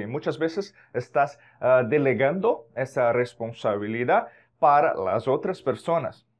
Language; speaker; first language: Spanish; non-native, fluent; Portuguese